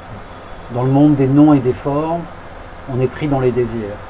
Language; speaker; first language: French; native; French